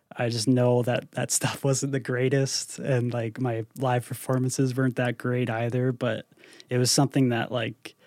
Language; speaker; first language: English; native; English